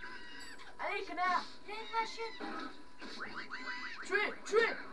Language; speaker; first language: French; native; French